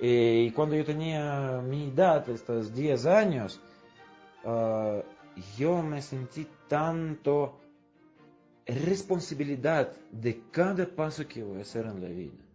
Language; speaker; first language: Spanish; non-native, fluent; Russian